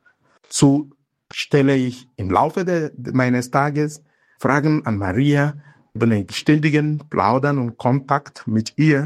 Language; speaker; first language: German; non-native, fluent; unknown